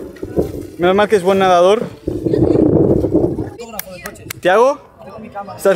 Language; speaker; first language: Spanish; native; Spanish